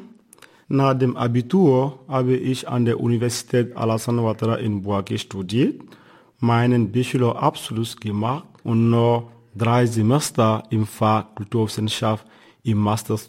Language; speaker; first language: German; non-native, fluent; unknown